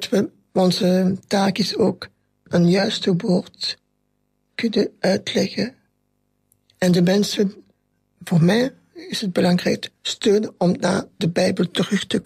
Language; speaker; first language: Dutch; non-native, local second language; French